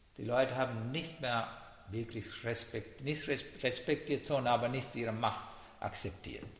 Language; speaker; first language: German; non-native, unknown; Sinhala